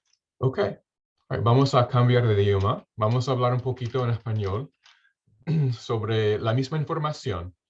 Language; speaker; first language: Spanish; non-native, fluent; English